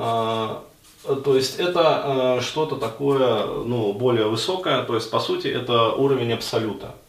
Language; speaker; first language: Russian; native; Russian